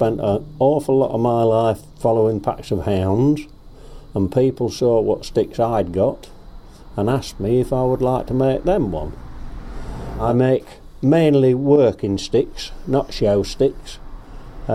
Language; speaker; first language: English; native; English